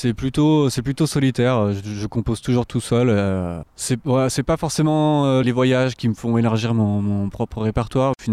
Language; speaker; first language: French; native; French